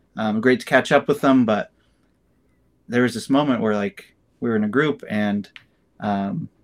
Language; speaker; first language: English; native; English